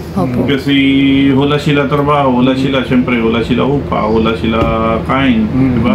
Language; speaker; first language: Filipino; non-native, learner; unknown